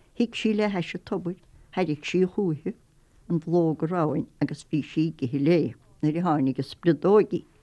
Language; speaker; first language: Irish; native; Irish